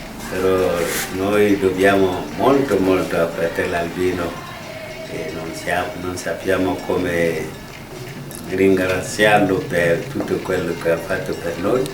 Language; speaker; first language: Italian; non-native, fluent; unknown